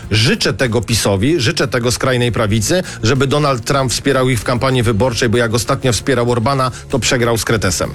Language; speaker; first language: Polish; native; Polish